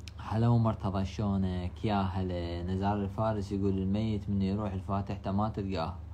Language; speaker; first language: Arabic; native; Arabic